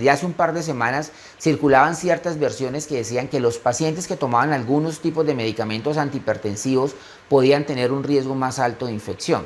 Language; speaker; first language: Spanish; native; Spanish